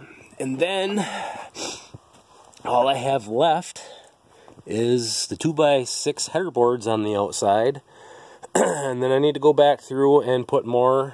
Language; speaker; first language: English; native; English